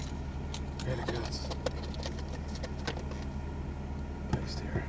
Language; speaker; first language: English; non-native, fluent; Dutch